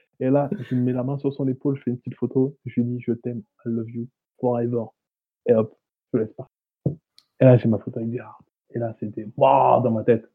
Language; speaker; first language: French; native; French